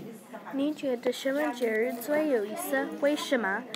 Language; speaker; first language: Chinese; non-native, learner; English